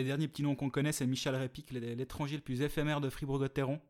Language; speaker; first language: French; native; French